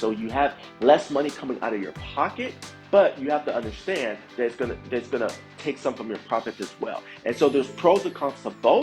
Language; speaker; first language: English; native; English